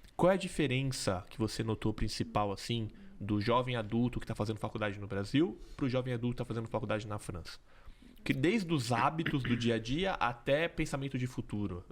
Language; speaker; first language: Portuguese; native; Portuguese